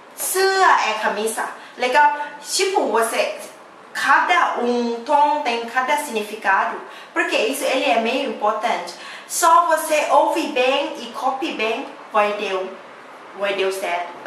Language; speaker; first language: Portuguese; non-native, learner; Thai